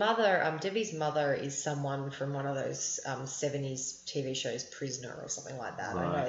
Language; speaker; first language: English; native; English